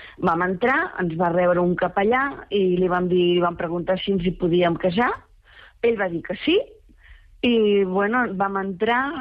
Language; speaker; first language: Catalan; native; Catalan